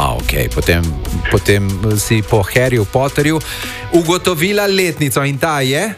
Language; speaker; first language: Slovenian; native; Slovenian